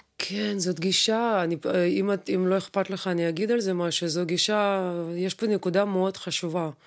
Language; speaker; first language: Hebrew; non-native, fluent; Russian